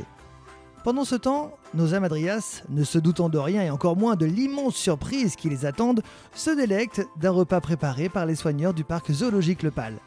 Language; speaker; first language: French; native; French